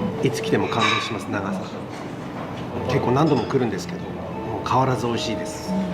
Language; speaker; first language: Japanese; native; Japanese